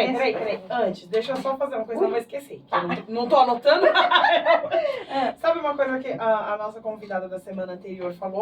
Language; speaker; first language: Portuguese; native; Portuguese